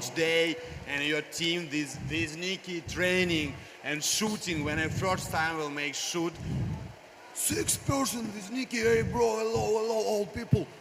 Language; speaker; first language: English; non-native, learner; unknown